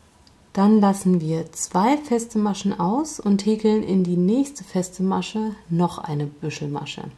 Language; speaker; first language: German; native; German